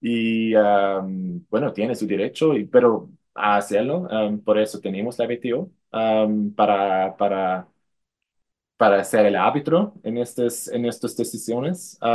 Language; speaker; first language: Spanish; non-native, fluent; German